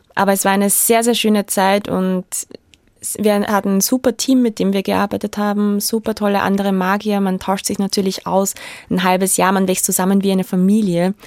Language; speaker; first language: German; native; German